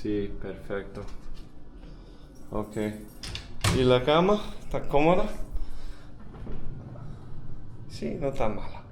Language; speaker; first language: Spanish; non-native, fluent; English